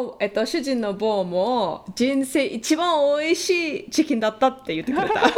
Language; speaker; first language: Japanese; early bilingual, heritage; Japanese